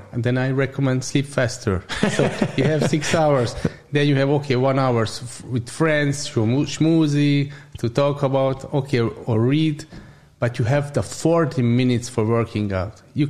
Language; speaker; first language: English; non-native, learner; Hungarian